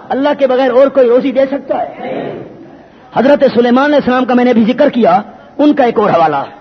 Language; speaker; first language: Urdu; non-native, local second language; Pashto